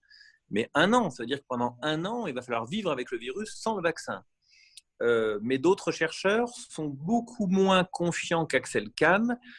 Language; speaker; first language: French; native; French